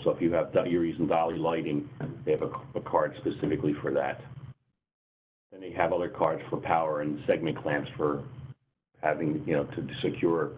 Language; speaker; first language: English; native; English